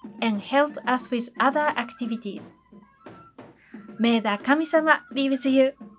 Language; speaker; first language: English; non-native, fluent; Japanese